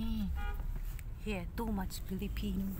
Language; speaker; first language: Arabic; non-native, learner; Filipino